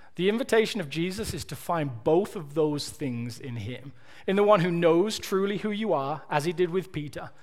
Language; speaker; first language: English; native; English